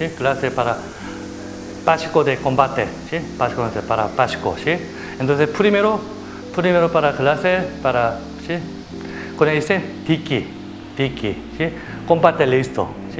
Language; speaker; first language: Spanish; non-native, learner; Korean